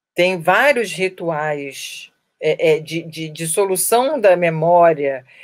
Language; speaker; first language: Portuguese; native; Portuguese